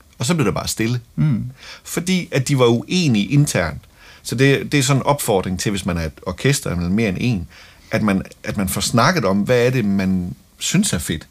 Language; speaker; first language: Danish; native; Danish